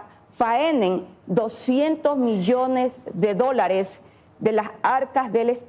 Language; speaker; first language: Spanish; native; Spanish